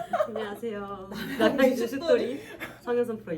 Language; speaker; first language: Korean; native; Korean